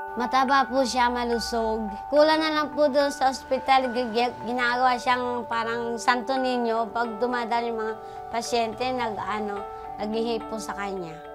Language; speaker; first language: Filipino; native; Filipino